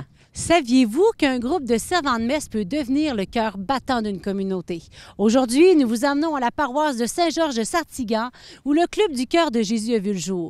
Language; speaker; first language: French; native; French